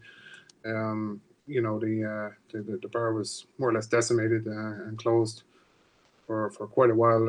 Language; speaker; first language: English; native; English